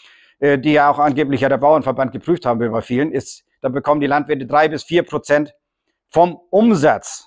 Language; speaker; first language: German; native; German